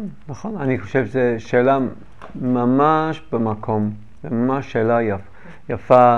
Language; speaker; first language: Hebrew; non-native, learner; English